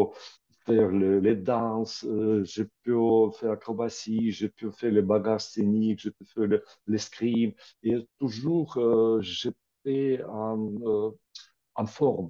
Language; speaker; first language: French; non-native, fluent; Russian